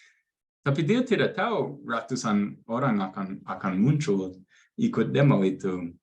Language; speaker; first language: Indonesian; non-native, fluent; English